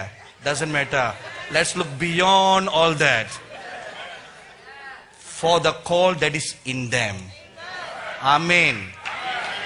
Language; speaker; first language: English; non-native, local second language; Tamil